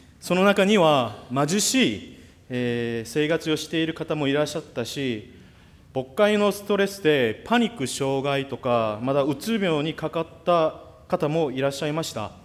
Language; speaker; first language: Japanese; non-native, fluent; Korean